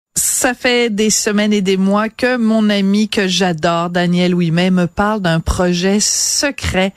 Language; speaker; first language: French; native; French